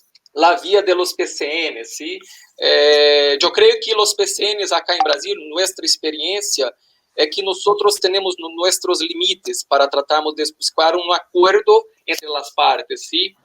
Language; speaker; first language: Spanish; non-native, learner; Portuguese